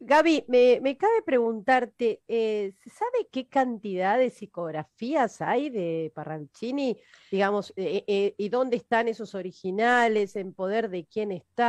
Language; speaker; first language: Spanish; native; Spanish